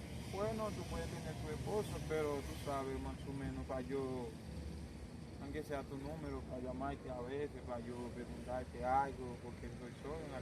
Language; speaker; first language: Spanish; non-native, local second language; Haitian Creole